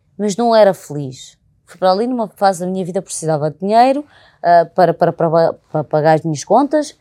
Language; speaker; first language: Portuguese; native; Portuguese